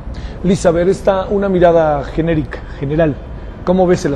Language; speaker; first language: Spanish; native; Spanish